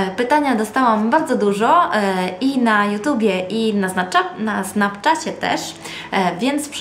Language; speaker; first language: Polish; early bilingual, other home language; Italian